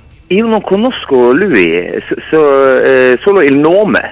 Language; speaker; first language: Italian; non-native, fluent; Norwegian